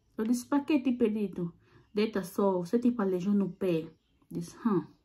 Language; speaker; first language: Portuguese; native; Portuguese